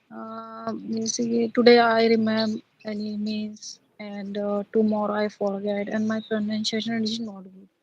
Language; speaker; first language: English; non-native, learner; Hindi